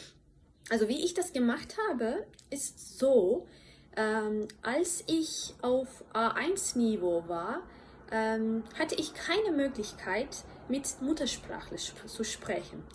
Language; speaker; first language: German; non-native, fluent; Turkish